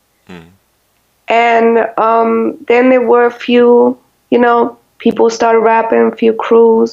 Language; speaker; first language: English; non-native, fluent; German